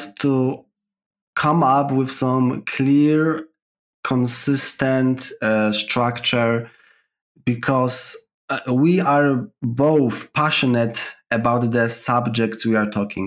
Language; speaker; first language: English; non-native, fluent; Polish